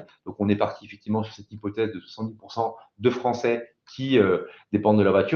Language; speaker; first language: French; native; French